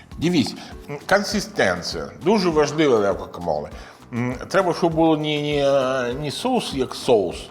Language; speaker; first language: Ukrainian; non-native, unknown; Italian